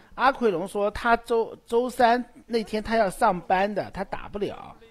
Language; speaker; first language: Chinese; native; Chinese